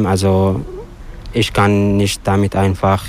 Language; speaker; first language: German; non-native, learner; Arabic